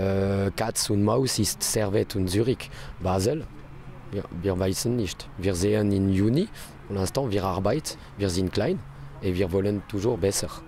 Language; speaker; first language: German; non-native, learner; French